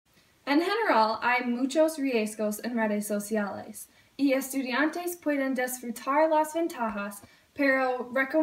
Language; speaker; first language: Spanish; non-native, learner; English